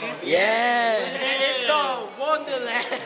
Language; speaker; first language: English; non-native, local second language; Malay